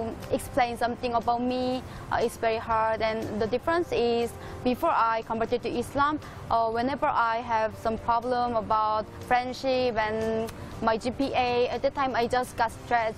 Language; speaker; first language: English; non-native, fluent; Korean